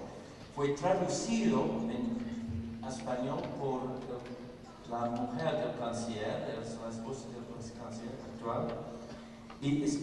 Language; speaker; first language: Spanish; non-native, fluent; English